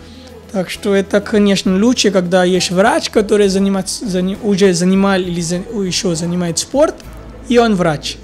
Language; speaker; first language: Russian; non-native, fluent; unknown